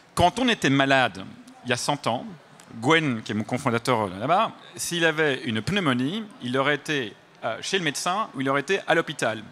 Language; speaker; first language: French; native; French